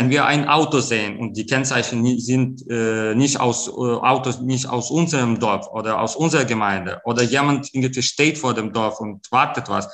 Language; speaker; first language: German; non-native, fluent; Ukrainian